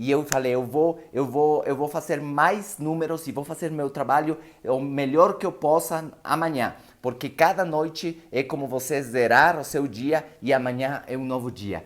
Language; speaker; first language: Portuguese; non-native, fluent; Spanish